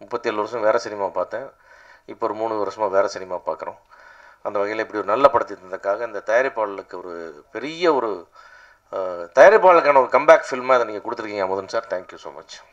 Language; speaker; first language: Tamil; native; Tamil